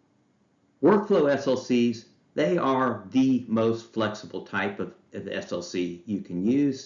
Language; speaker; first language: English; native; English